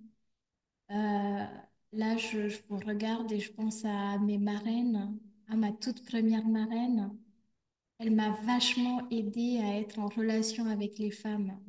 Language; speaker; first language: French; native; French